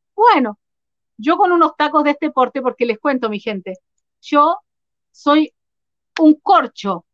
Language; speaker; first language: Spanish; native; Spanish